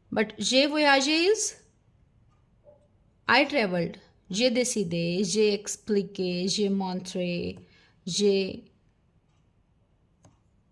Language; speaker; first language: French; non-native, fluent; Hindi